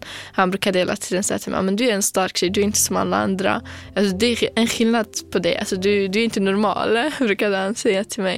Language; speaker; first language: Swedish; non-native, fluent; Kurdish